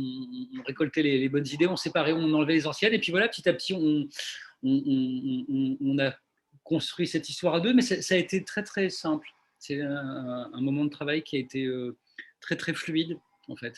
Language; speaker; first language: French; native; French